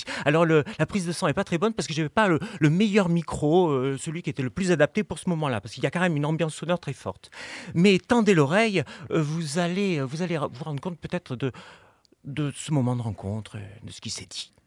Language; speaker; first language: French; native; French